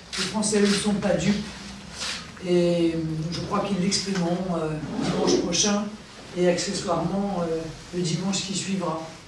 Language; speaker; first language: French; native; French